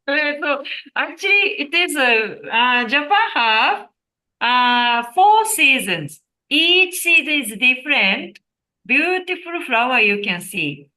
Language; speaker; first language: English; non-native, learner; Japanese